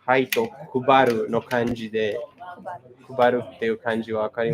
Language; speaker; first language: Japanese; non-native, fluent; English